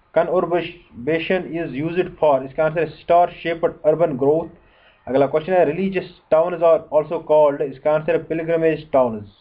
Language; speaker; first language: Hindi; non-native, local second language; Kashmiri